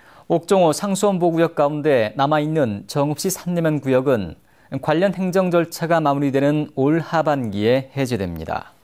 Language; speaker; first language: Korean; native; Korean